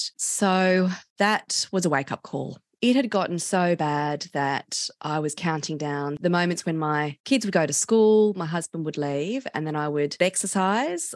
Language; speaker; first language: English; native; English